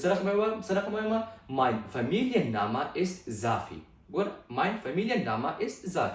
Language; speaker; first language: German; non-native, fluent; Pashto